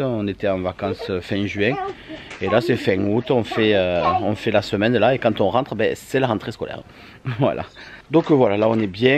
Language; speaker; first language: French; native; French